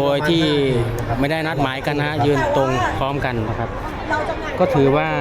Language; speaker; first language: Thai; native; Thai